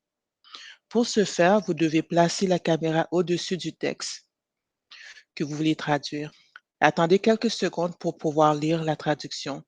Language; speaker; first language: French; native; French